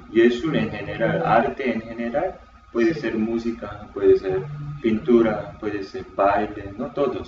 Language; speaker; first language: Spanish; non-native, fluent; Korean